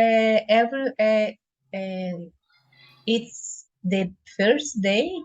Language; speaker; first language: English; non-native, learner; Portuguese